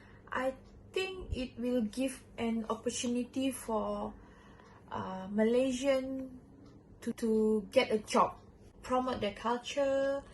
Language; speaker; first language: English; non-native, local second language; Malay